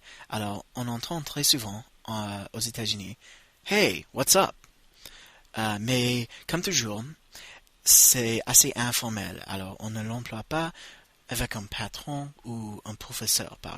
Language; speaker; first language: French; non-native, fluent; English